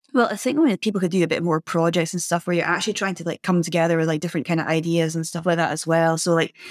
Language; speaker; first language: English; native; English